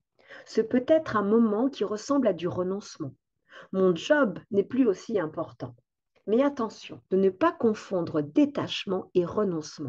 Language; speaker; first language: French; native; French